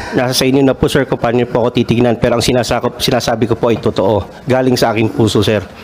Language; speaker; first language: Filipino; non-native, local second language; Cebuano